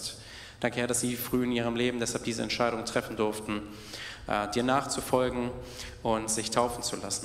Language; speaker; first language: German; native; German